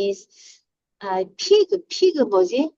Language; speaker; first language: English; non-native, learner; Korean